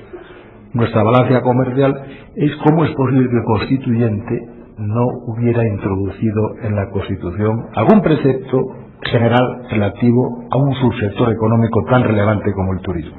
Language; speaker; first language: Spanish; native; Spanish